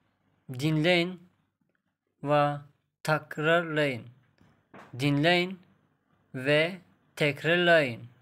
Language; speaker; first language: Turkish; non-native, fluent; Persian